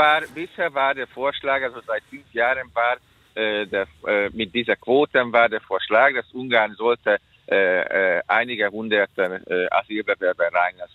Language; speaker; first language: German; non-native, fluent; Hungarian